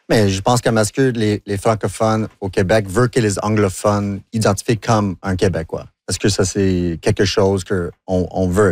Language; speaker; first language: French; non-native, local second language; English